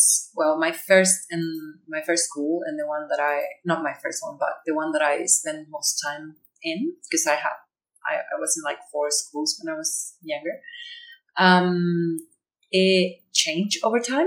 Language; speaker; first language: English; non-native, fluent; Spanish